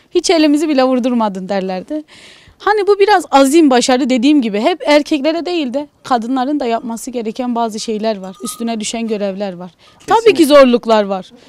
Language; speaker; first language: Turkish; native; Turkish